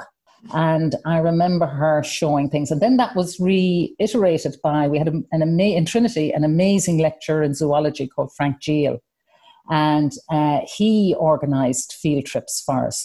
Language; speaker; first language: English; native; English